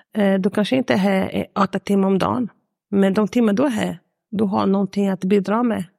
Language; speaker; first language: Swedish; non-native, fluent; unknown